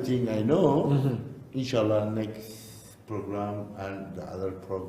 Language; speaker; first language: English; non-native, learner; Turkish